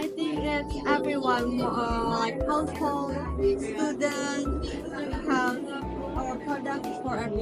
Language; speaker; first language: English; non-native, learner; Indonesian